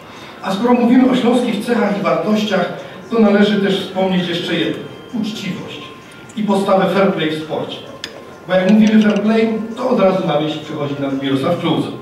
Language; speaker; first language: Polish; native; Polish